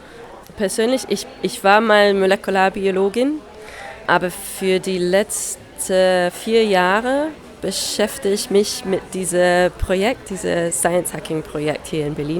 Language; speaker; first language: German; non-native, fluent; English